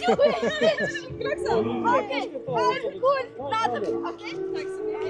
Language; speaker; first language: Swedish; non-native, learner; Mongolian